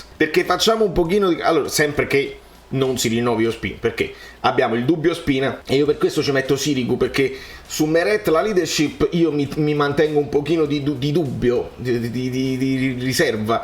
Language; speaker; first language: Italian; native; Italian